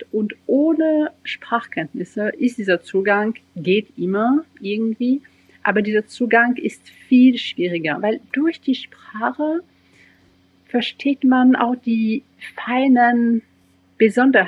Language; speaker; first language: German; non-native, fluent; French